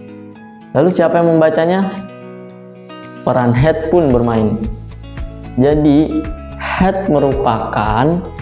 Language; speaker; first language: Indonesian; native; Indonesian